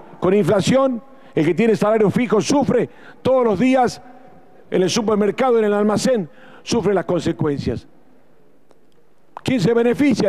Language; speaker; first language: Spanish; native; Spanish